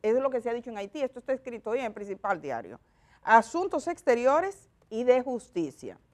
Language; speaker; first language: Spanish; native; Spanish